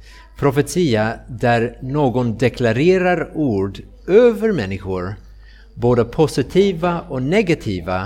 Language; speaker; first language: Swedish; non-native, fluent; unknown